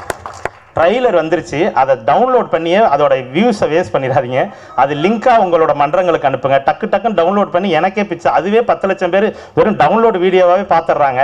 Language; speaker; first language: Tamil; native; Tamil